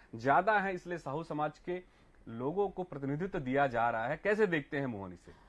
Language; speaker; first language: Hindi; native; Hindi